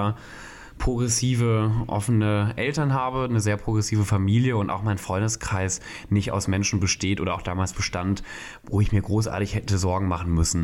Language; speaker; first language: German; native; German